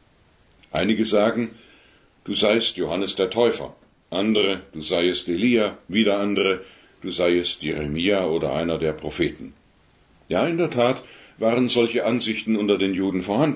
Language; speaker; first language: German; native; German